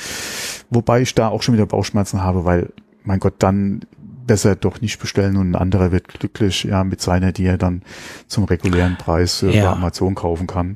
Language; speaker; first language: German; native; German